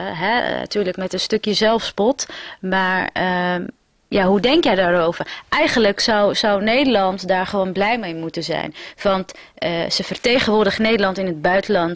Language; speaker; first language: Dutch; early bilingual, other home language; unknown